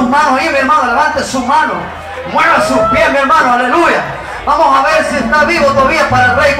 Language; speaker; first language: Spanish; native; Spanish